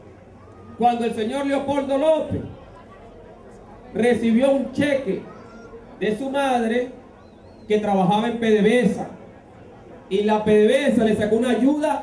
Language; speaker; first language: Spanish; native; Spanish